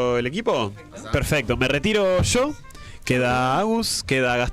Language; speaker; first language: Spanish; native; Spanish